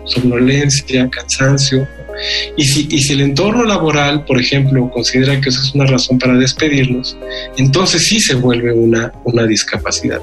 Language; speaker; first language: Spanish; native; Spanish